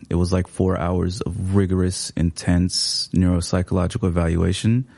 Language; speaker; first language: English; early bilingual, other home language; Somali